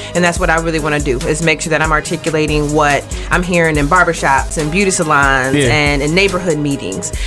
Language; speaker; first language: English; native; English